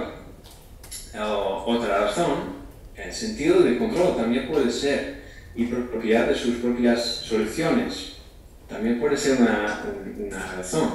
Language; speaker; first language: Spanish; non-native, fluent; Dutch